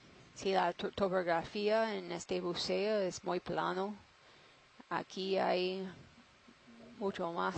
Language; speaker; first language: Spanish; non-native, learner; English